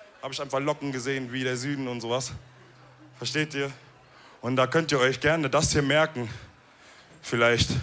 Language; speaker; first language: German; early bilingual, other home language; Wolof